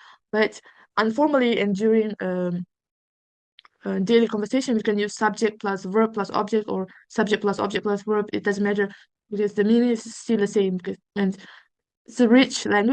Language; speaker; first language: English; non-native, fluent; Uzbek